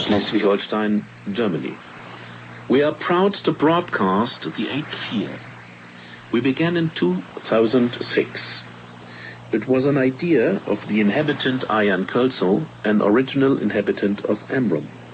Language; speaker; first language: English; non-native, learner; German